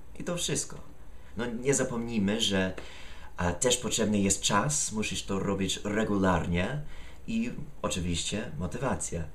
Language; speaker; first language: Polish; non-native, fluent; English